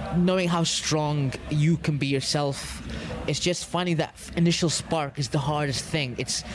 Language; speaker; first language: English; early bilingual, other home language; Arabic